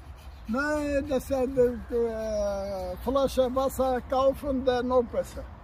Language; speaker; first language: German; non-native, learner; Turkish